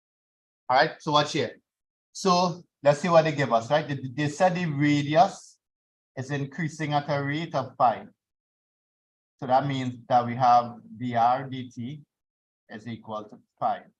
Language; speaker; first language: English; native; English